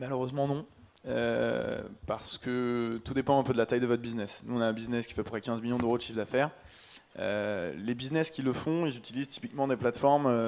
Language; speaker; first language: French; native; French